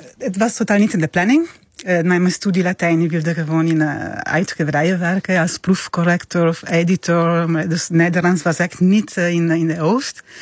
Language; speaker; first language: Dutch; non-native, fluent; Italian